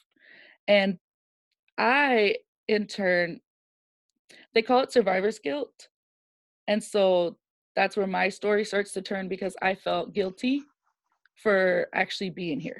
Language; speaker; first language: English; native; English